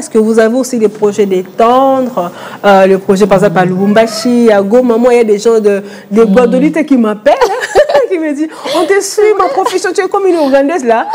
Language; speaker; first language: French; non-native, local second language; Lingala